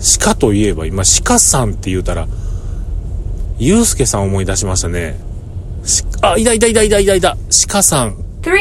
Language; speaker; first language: Japanese; native; Japanese